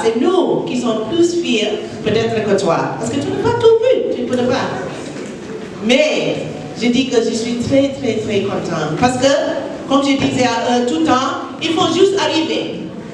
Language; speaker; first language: French; non-native, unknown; English